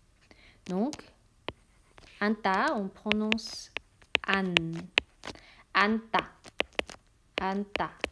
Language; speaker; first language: French; non-native, fluent; Korean